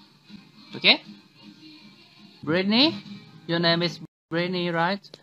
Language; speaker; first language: English; non-native, learner; Thai